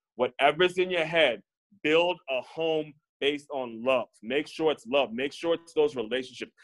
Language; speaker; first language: English; native; English